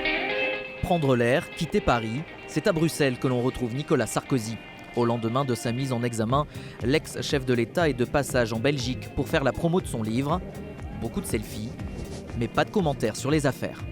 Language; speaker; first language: French; native; French